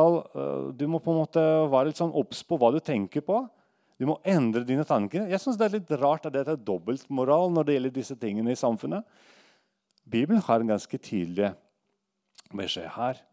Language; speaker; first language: Norwegian; non-native, fluent; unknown